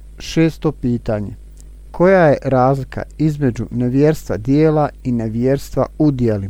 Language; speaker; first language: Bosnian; non-native, learner; Arabic